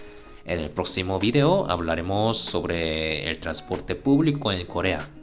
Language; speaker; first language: Spanish; non-native, fluent; Korean